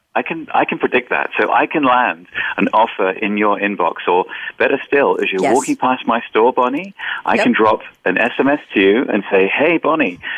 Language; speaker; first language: English; native; English